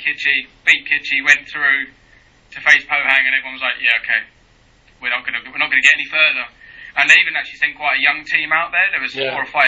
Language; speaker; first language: English; native; English